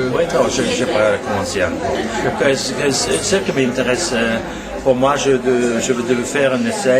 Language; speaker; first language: French; non-native, learner; Norwegian